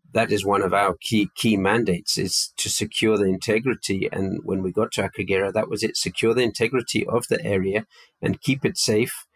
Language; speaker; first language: English; native; English